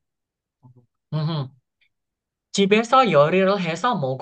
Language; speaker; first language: Korean; non-native, fluent; Indonesian